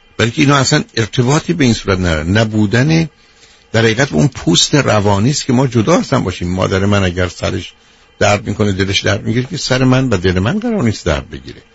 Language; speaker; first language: Persian; native; Persian